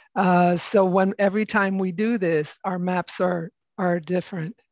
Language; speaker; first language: English; native; English